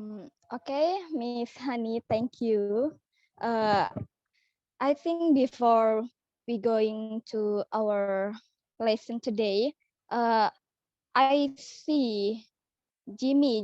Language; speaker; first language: English; non-native, learner; Indonesian